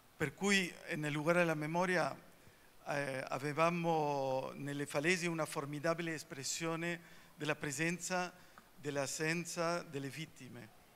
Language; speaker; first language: Italian; early bilingual, heritage; Spanish